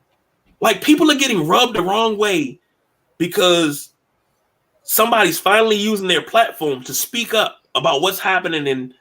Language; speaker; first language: English; native; English